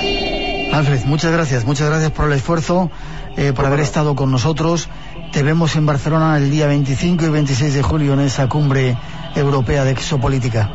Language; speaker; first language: Spanish; native; Spanish